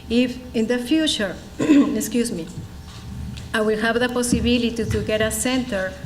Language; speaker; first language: English; non-native, learner; Spanish